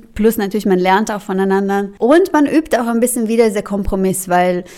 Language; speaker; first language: German; non-native, fluent; Italian